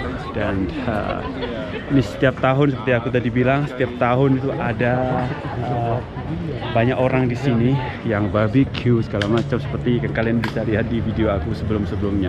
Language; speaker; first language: Indonesian; non-native, local second language; Javanese